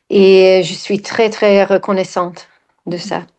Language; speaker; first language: French; non-native, fluent; English